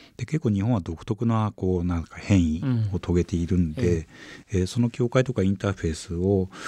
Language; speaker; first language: Japanese; native; Japanese